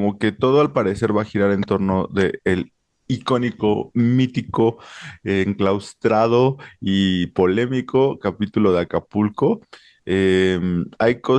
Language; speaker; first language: Spanish; native; Spanish